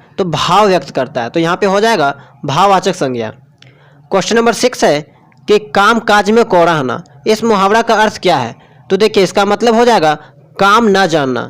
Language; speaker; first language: Hindi; native; Hindi